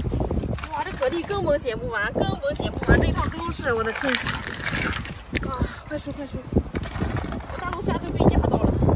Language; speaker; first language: Chinese; native; Chinese